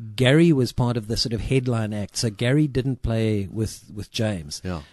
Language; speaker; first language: English; native; English